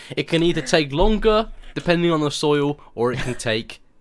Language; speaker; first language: English; native; English